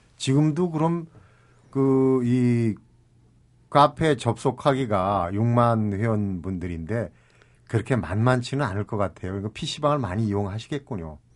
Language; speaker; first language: Korean; native; Korean